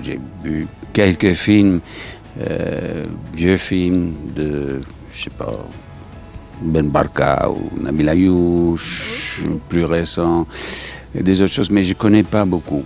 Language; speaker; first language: French; non-native, fluent; English